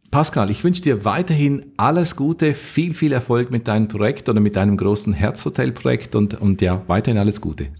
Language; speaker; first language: German; native; German